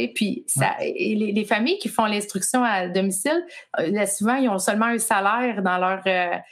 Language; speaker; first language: French; native; French